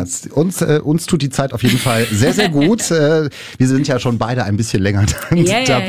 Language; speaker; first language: German; native; German